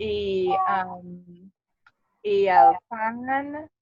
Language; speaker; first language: Spanish; non-native, learner; English